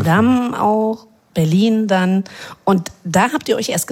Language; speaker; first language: German; native; German